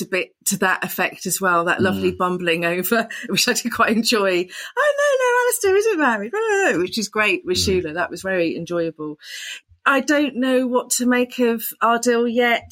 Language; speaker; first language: English; native; English